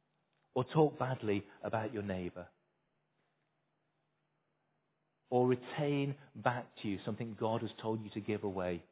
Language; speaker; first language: English; native; English